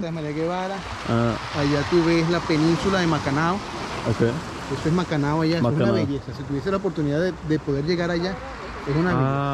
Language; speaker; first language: Spanish; native; Spanish